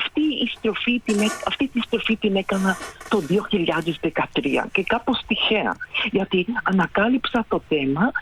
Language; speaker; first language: Greek; non-native, fluent; Dutch